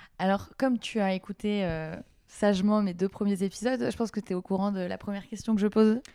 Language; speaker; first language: French; native; French